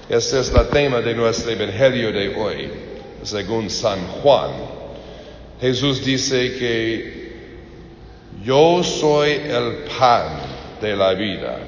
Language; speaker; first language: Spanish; non-native, learner; English